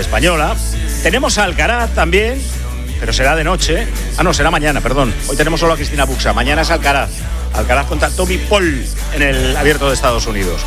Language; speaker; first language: Spanish; native; Spanish